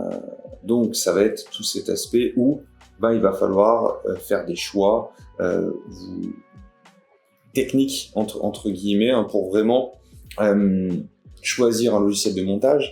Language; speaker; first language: French; native; French